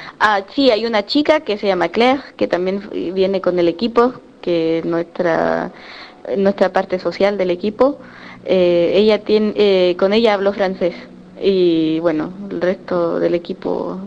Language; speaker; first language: Spanish; non-native, fluent; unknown